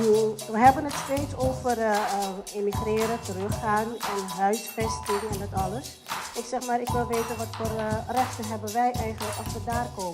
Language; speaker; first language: Dutch; non-native, local second language; Papiamento